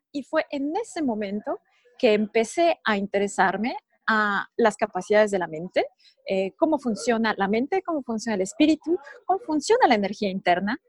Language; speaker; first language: Spanish; native; Spanish